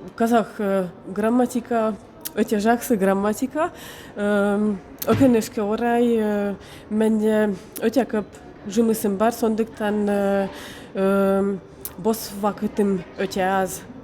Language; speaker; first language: Kazakh; non-native, learner; Hungarian